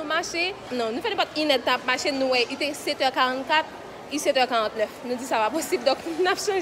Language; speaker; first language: French; non-native, local second language; Haitian Creole